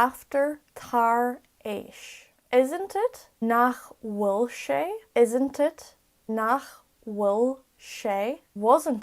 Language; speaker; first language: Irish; non-native, learner; English